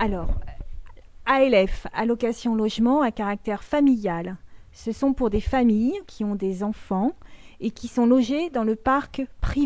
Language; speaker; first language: French; native; French